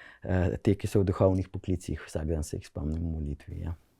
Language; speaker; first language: Slovenian; native; Slovenian